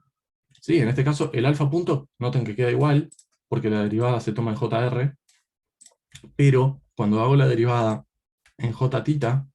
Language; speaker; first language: Spanish; native; Spanish